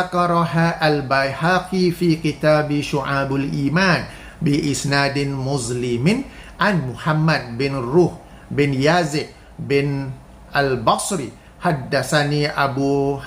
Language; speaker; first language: Malay; native; Malay